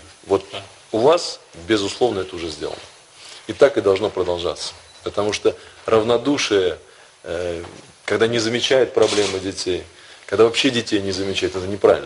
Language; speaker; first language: Russian; native; Russian